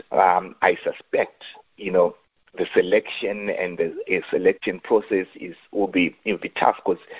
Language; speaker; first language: English; non-native, local second language; Shona